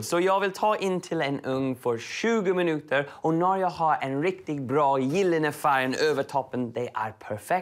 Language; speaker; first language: Swedish; non-native, learner; English